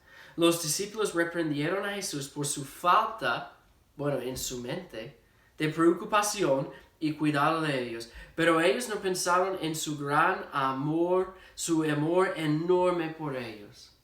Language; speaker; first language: Spanish; non-native, fluent; English